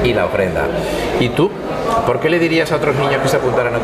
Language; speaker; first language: Spanish; native; Spanish